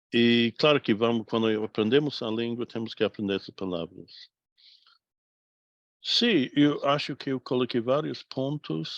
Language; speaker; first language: Portuguese; non-native, fluent; English